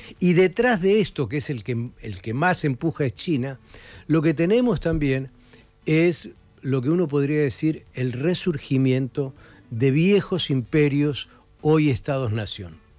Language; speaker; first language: Spanish; native; Spanish